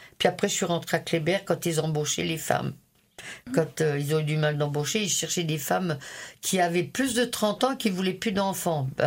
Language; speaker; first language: French; early bilingual, other home language; Italian